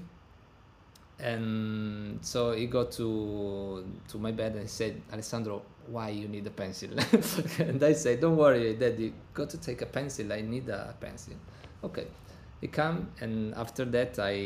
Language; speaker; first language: English; non-native, learner; Italian